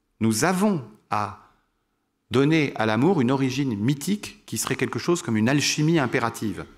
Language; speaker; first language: French; native; French